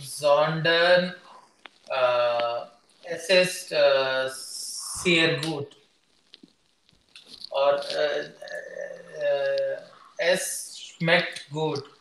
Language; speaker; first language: German; non-native, learner; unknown